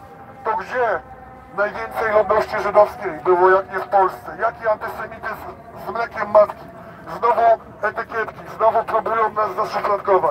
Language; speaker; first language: Polish; native; Polish